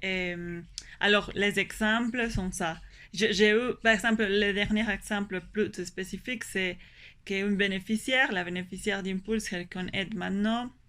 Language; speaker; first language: French; non-native, fluent; Spanish